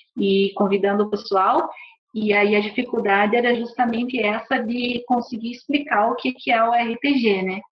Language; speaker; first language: Portuguese; native; Portuguese